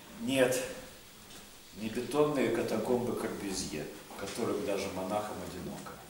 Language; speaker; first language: Russian; native; Russian